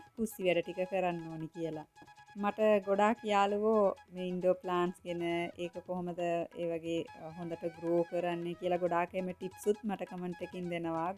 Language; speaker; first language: Sinhala; non-native, local second language; Tamil